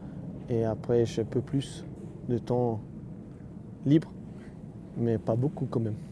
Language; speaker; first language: French; non-native, learner; Swedish